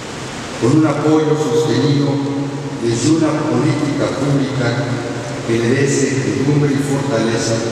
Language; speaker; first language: Spanish; native; Spanish